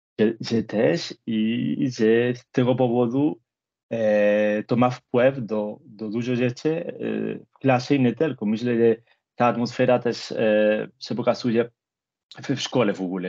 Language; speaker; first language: Polish; non-native, fluent; Spanish